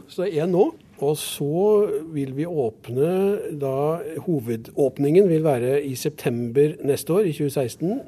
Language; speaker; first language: Norwegian; native; Norwegian